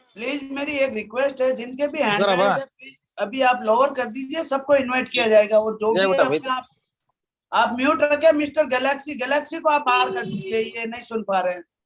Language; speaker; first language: Hindi; native; Hindi